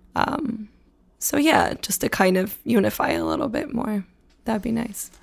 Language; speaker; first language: English; early bilingual, other home language; Spanish